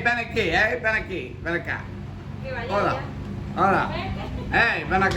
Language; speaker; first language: Spanish; non-native, learner; English